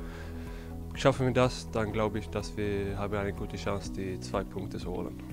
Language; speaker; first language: German; non-native, fluent; Swedish